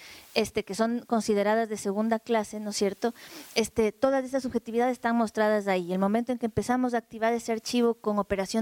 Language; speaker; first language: Spanish; native; Spanish